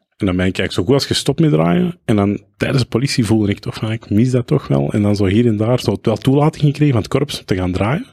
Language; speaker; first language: Dutch; early bilingual, other home language; Arabic